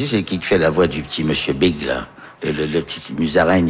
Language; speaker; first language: French; early bilingual, other home language; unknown